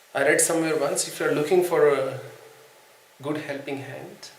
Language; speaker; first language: English; non-native, local second language; Hindi